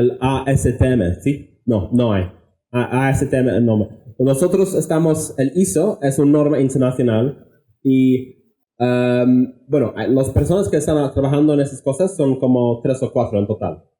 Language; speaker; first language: Spanish; non-native, fluent; English